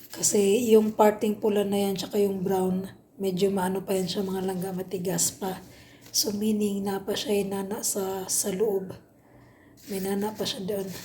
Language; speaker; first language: Filipino; non-native, local second language; Cebuano